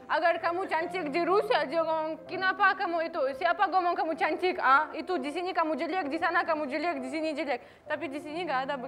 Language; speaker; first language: Indonesian; non-native, learner; Russian